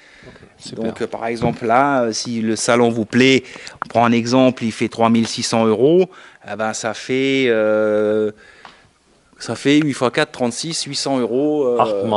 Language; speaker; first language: French; native; French